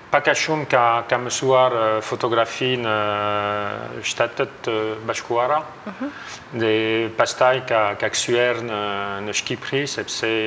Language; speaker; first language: Albanian; non-native, learner; French